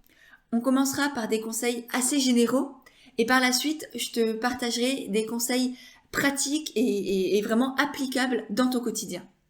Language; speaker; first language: French; native; French